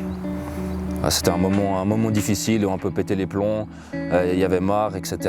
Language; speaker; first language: French; native; French